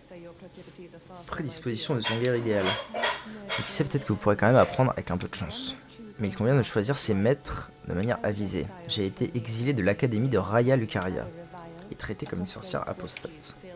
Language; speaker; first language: French; native; French